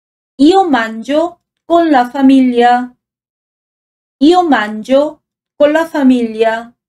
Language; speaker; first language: Italian; non-native, fluent; Korean